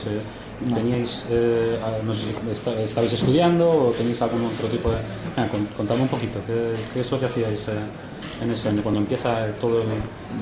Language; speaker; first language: Spanish; native; Spanish